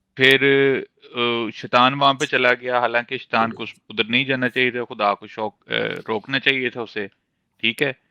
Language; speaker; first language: Urdu; native; Urdu